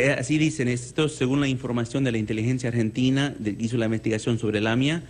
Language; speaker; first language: Spanish; early bilingual, heritage; Spanish